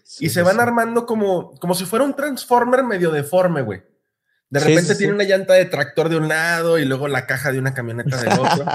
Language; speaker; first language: Spanish; native; Spanish